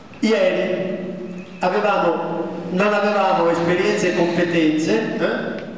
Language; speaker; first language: Italian; native; Italian